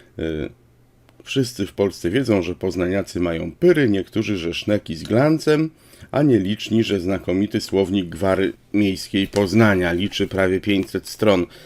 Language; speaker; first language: Polish; native; Polish